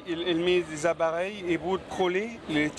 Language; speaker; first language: French; non-native, fluent; Arabic